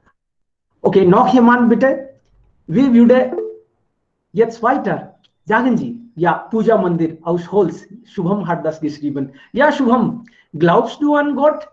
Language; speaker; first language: German; non-native, fluent; Hindi